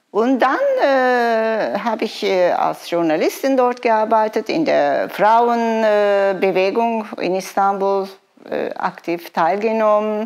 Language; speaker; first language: German; non-native, fluent; Turkish